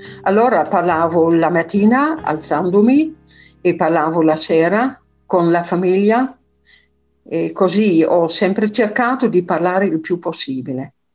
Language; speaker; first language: Italian; non-native, fluent; Dutch